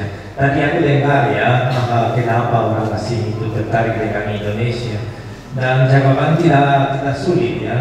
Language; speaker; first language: Indonesian; non-native, fluent; Spanish